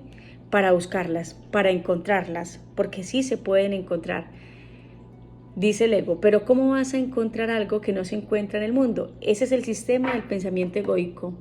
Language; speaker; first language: Spanish; native; Spanish